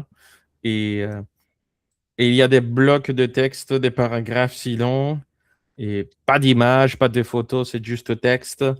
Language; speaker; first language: French; non-native, fluent; Spanish